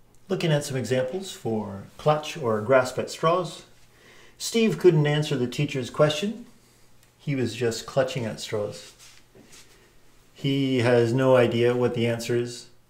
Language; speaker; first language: English; native; English